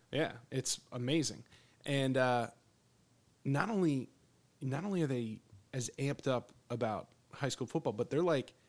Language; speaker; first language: English; native; English